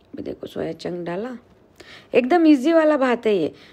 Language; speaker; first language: Hindi; non-native, local second language; Marathi